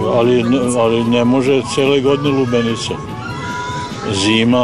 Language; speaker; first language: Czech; non-native, learner; Serbian